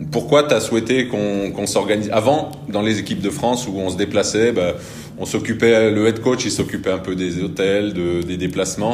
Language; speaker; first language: French; native; French